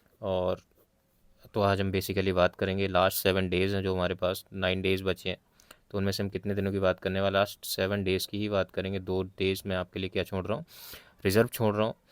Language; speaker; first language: Hindi; native; Hindi